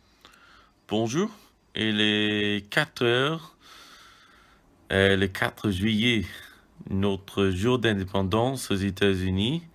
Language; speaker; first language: French; non-native, learner; English